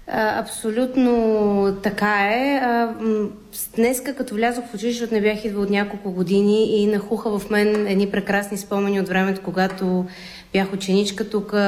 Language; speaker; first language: Bulgarian; early bilingual, other home language; Armenian